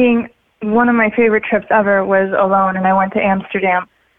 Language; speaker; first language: English; early bilingual, other home language; Russian